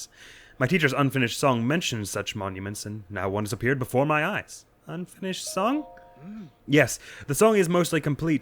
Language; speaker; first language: English; native; English